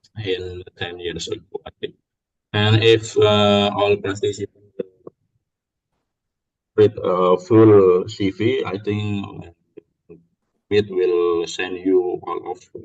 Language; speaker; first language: English; non-native, learner; Indonesian